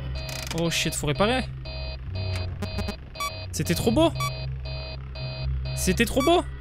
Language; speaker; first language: French; native; French